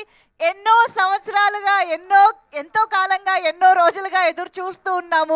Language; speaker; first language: Telugu; native; Telugu